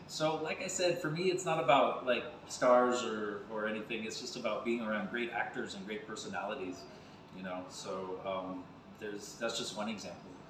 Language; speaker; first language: English; native; English